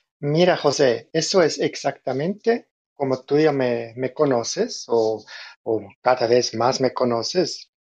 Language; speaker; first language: Spanish; non-native, fluent; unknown